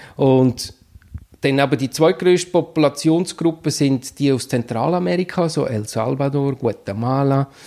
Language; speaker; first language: German; native; German